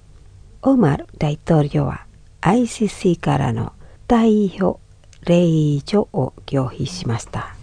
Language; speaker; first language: Japanese; non-native, fluent; Indonesian